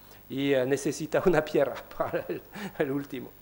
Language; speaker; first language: Spanish; non-native, learner; French